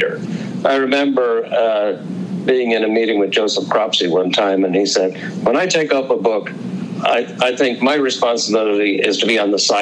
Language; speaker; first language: English; native; English